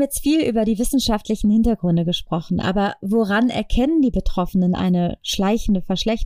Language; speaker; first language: German; native; German